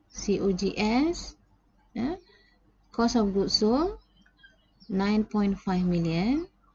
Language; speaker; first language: English; non-native, local second language; Malay